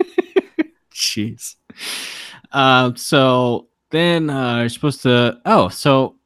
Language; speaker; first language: English; native; English